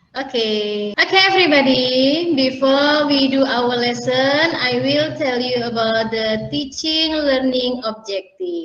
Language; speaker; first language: English; non-native, learner; Indonesian